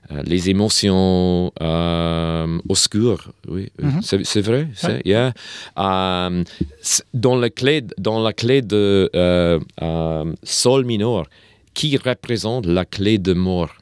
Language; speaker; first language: French; non-native, learner; English